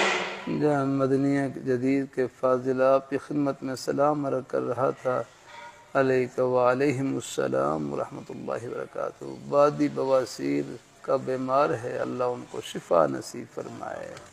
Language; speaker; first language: Urdu; native; Urdu